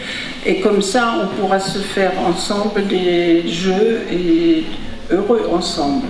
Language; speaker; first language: French; non-native, fluent; German